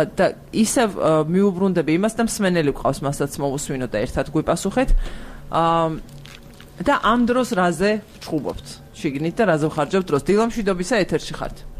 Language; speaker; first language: Georgian; native; Georgian